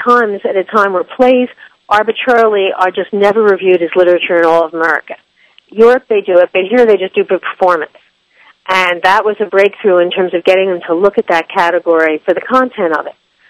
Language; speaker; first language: English; native; English